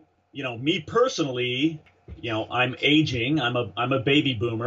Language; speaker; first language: English; native; English